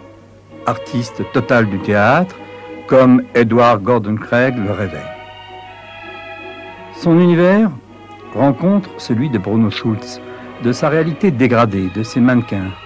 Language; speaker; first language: French; native; French